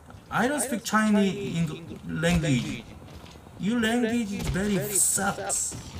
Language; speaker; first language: English; non-native, learner; Korean